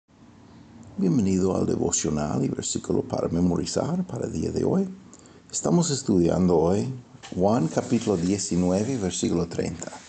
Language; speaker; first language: Spanish; non-native, fluent; English